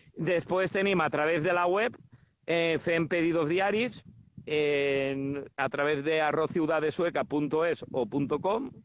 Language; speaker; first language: Spanish; non-native, local second language; Catalan